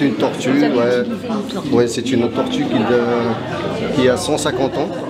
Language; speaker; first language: French; non-native, local second language; Arabic